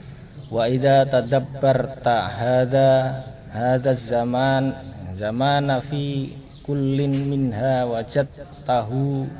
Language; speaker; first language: Arabic; non-native, learner; Indonesian